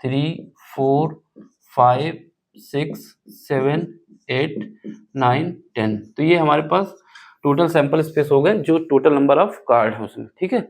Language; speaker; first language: Hindi; native; Hindi